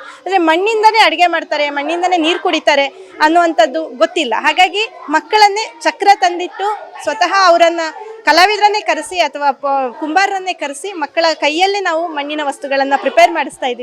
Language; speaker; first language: Kannada; native; Kannada